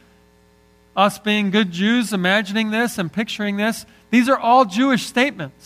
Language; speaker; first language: English; native; English